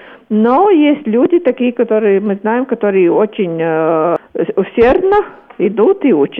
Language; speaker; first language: Russian; non-native, local second language; Latvian